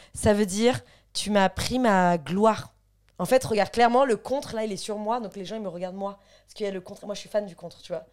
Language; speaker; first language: French; native; French